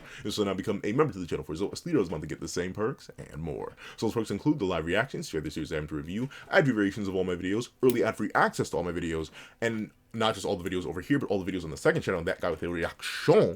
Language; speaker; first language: English; native; English